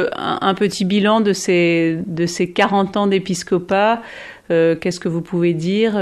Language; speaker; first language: French; native; French